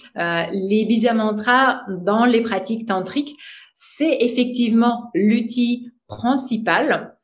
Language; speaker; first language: French; non-native, fluent; Russian